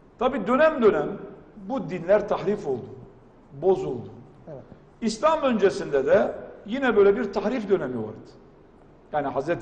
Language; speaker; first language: Turkish; non-native, local second language; Kurdish